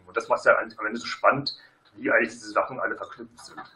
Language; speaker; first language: German; native; German